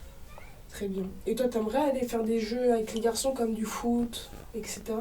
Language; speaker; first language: French; native; French